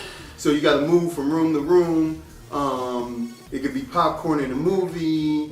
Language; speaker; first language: English; native; English